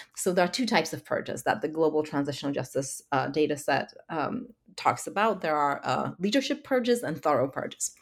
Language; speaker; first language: English; early bilingual, other home language; Polish